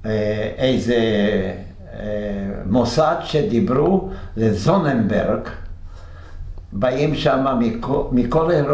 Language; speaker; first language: Hebrew; non-native, fluent; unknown